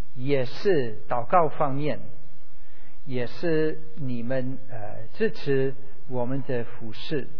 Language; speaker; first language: Chinese; non-native, fluent; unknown